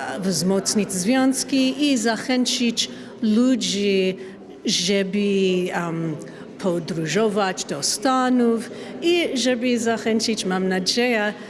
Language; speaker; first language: Polish; non-native, learner; English